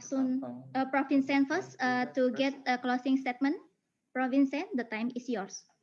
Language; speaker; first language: English; non-native, fluent; Indonesian